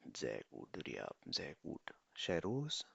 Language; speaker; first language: German; non-native, fluent; Urdu